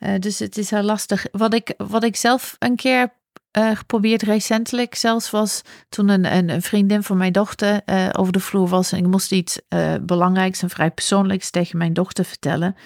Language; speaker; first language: Dutch; non-native, fluent; English